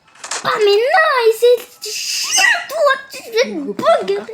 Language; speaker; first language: French; native; French